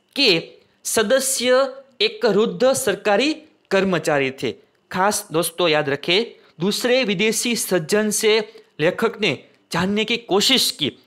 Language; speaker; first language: Hindi; non-native, local second language; Gujarati